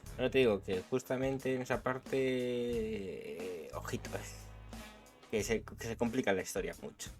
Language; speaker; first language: Spanish; native; Spanish